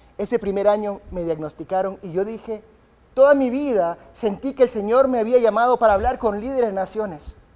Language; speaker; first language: Spanish; early bilingual, other home language; English